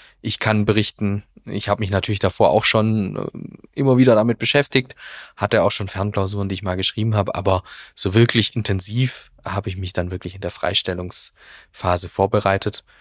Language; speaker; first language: German; native; German